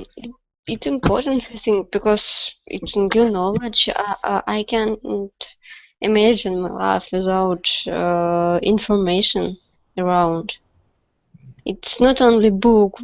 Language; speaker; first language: English; non-native, learner; Russian